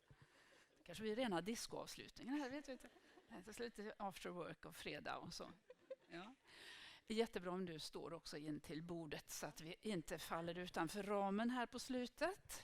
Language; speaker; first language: Swedish; native; Swedish